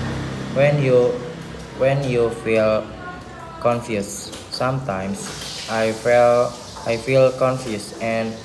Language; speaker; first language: English; non-native, learner; Indonesian